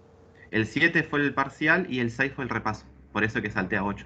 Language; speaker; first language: Spanish; native; Spanish